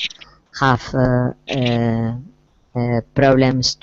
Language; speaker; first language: English; non-native, learner; Spanish